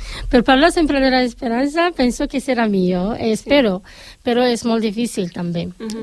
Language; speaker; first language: Catalan; non-native, learner; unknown